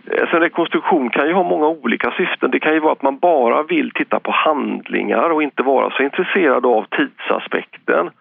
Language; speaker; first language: Swedish; native; Swedish